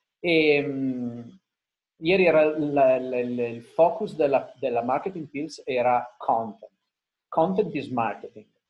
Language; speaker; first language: Italian; early bilingual, heritage; Italian